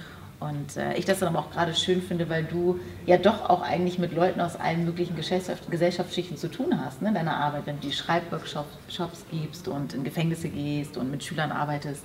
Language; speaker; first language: German; native; German